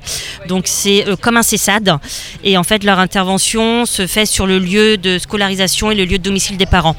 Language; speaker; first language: French; native; French